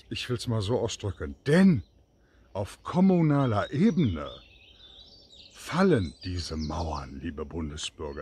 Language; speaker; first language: German; native; German